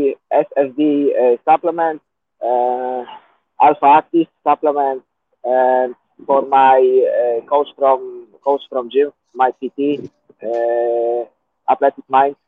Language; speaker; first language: English; non-native, learner; Polish